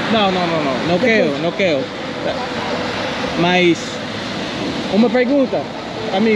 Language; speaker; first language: Portuguese; non-native, learner; English